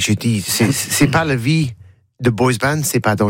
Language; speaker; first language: French; non-native, learner; English